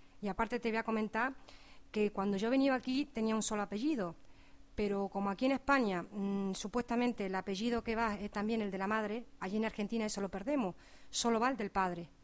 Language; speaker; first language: Spanish; native; Spanish